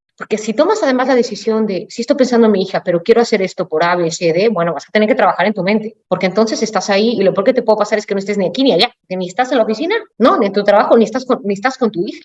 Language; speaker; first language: Spanish; native; Spanish